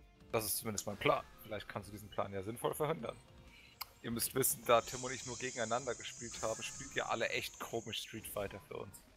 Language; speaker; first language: German; native; German